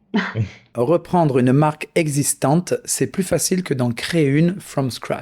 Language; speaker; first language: French; native; French